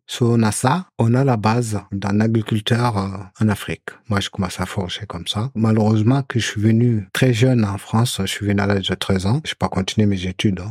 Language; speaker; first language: French; non-native, local second language; Soninke